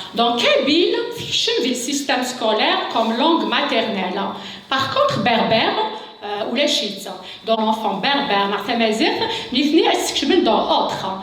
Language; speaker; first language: French; non-native, local second language; Kabyle